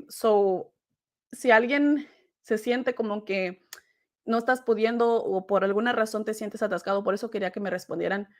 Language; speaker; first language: Spanish; early bilingual, heritage; Spanish